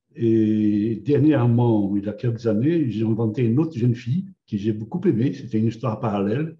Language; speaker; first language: French; non-native, fluent; Portuguese